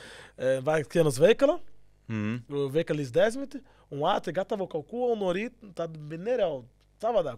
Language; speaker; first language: Latvian; non-native, learner; Portuguese